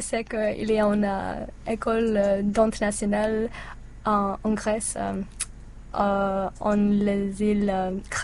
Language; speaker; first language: French; non-native, learner; English